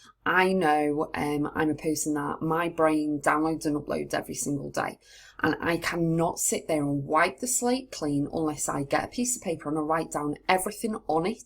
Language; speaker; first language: English; native; English